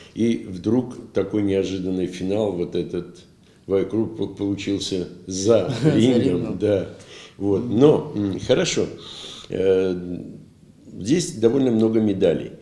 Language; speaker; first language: Russian; native; Russian